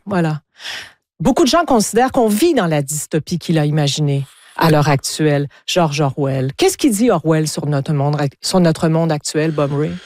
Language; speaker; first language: French; native; French